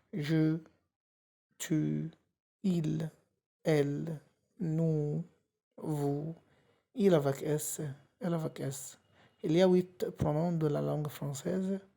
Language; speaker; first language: French; non-native, fluent; Arabic